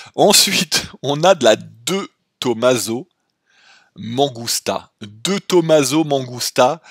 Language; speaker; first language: French; native; French